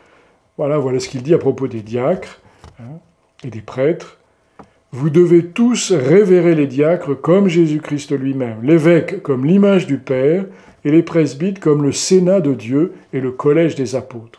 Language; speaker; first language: French; native; French